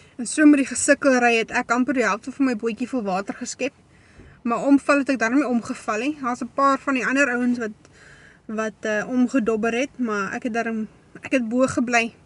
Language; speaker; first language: Afrikaans; native; Afrikaans